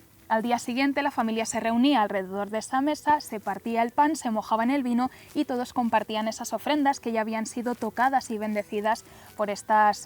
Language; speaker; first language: Spanish; native; Spanish